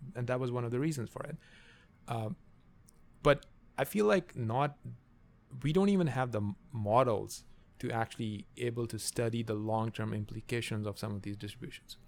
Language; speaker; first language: English; non-native, local second language; Urdu